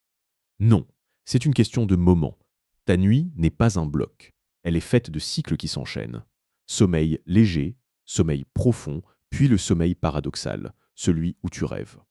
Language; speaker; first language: French; native; French